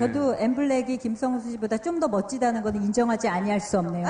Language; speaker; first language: Korean; native; Korean